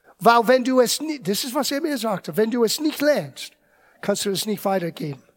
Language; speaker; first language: German; non-native, fluent; English